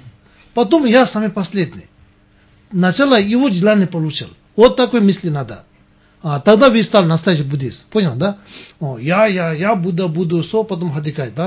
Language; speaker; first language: Russian; non-native, learner; Tibetan